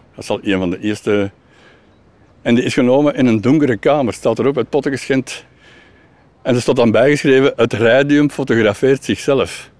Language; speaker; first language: Dutch; native; Dutch